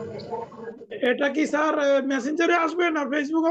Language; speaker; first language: Bangla; native; Bangla